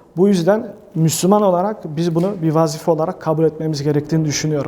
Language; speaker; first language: Turkish; early bilingual, heritage; Turkish